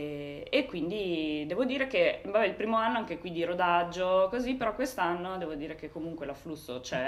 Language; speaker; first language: Italian; native; Italian